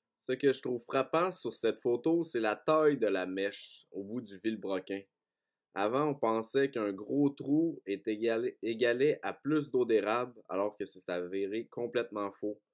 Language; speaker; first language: French; native; French